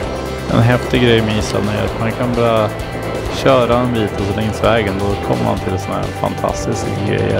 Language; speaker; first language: Swedish; native; Swedish